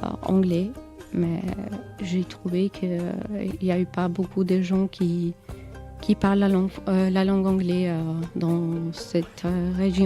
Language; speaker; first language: French; non-native, learner; Albanian